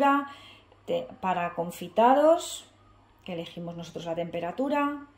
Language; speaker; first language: Spanish; native; Spanish